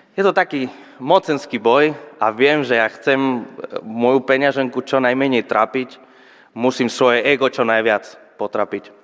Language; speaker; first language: Slovak; non-native, fluent; Spanish